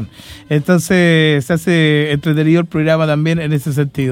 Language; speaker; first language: Spanish; native; Spanish